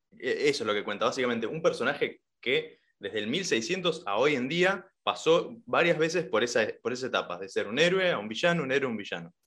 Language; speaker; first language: Spanish; native; Spanish